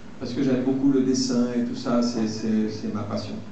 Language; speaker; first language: French; native; French